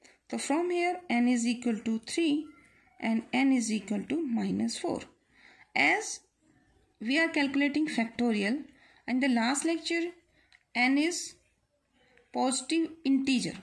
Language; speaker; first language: English; non-native, local second language; Hindi